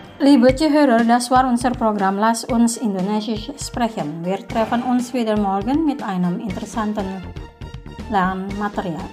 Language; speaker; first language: German; non-native, fluent; Indonesian